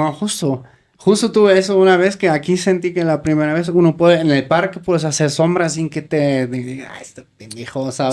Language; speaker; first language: Spanish; native; Spanish